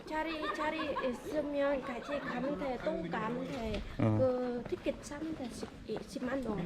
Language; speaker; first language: Korean; non-native, learner; Vietnamese